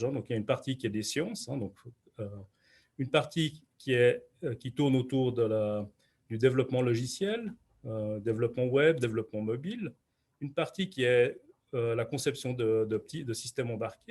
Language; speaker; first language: French; native; French